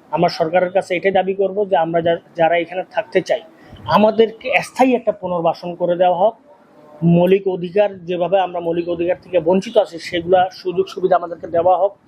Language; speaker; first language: Bangla; non-native, local second language; Urdu